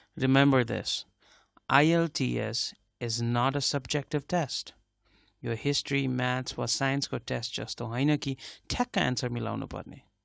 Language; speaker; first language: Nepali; native; Nepali